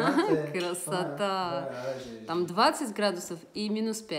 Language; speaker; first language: Russian; native; Russian